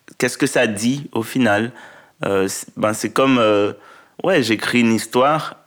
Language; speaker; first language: French; non-native, local second language; Haitian Creole